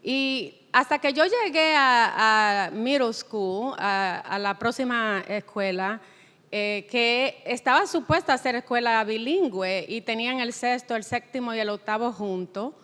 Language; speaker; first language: Spanish; early bilingual, heritage; Spanish